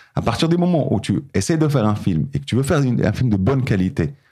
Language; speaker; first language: French; non-native, local second language; Arabic